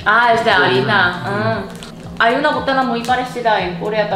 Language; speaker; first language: Spanish; non-native, learner; Korean